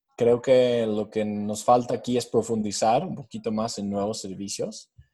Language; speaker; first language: Spanish; non-native, fluent; English